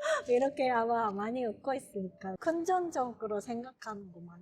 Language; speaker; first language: Korean; non-native, fluent; Japanese